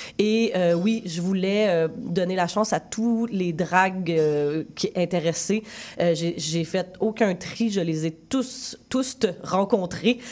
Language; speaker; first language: French; native; French